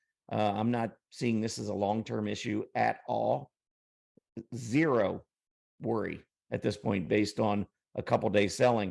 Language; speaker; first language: English; native; English